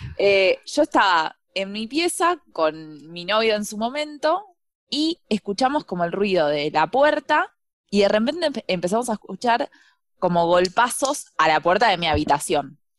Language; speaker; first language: Spanish; native; Spanish